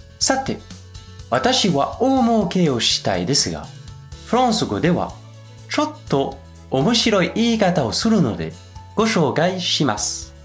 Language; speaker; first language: Japanese; non-native, fluent; French